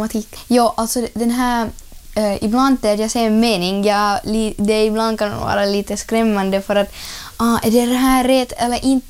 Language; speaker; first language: Swedish; non-native, learner; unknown